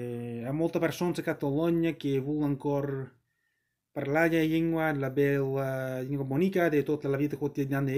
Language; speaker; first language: Portuguese; non-native, learner; English